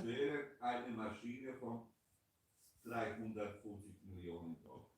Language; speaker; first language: German; non-native, learner; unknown